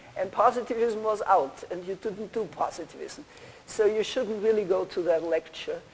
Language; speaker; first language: English; non-native, fluent; German